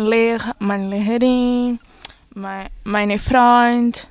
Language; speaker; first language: German; non-native, learner; Portuguese